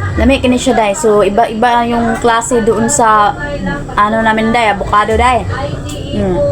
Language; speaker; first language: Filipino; non-native, local second language; Cebuano